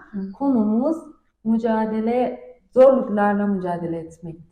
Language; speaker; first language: Turkish; non-native, learner; Persian